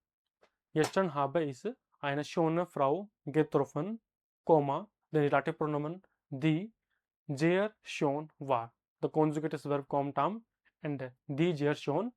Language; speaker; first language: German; non-native, fluent; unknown